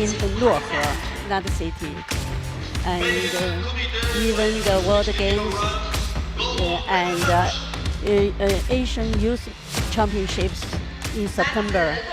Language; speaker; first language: English; non-native, learner; Chinese